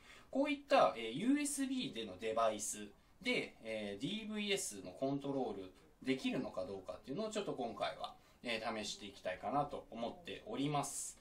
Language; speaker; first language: Japanese; native; Japanese